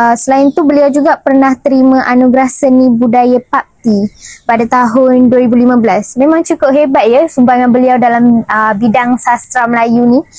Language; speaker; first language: Malay; non-native, local second language; Tamil